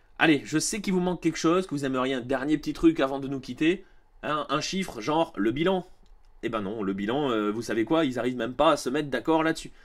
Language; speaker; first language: French; native; French